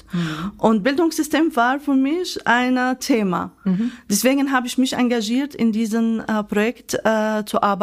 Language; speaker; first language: German; non-native, fluent; Arabic